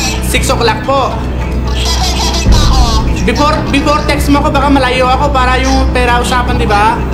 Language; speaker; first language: Filipino; non-native, learner; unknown